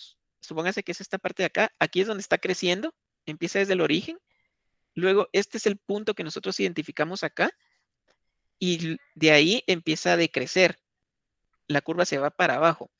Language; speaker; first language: Spanish; native; Spanish